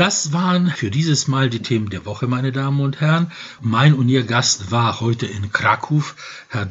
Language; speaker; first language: German; non-native, fluent; Polish